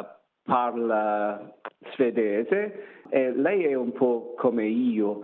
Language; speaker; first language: Italian; non-native, learner; English